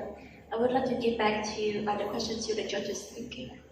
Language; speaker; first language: English; non-native, learner; Vietnamese